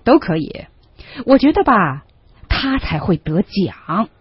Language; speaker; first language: Chinese; native; Chinese